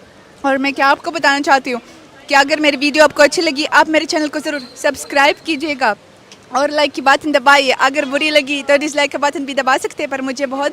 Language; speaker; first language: Hindi; non-native, learner; Russian